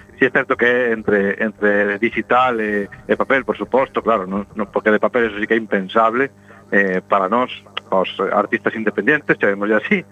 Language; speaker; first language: Galician; native; Galician